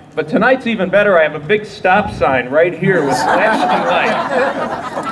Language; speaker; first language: English; native; English